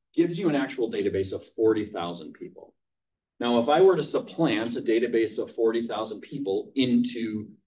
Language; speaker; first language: English; native; English